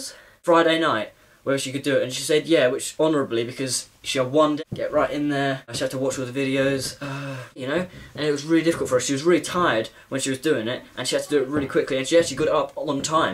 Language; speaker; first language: English; native; English